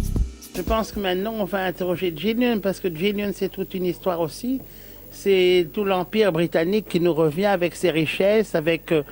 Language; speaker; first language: French; native; French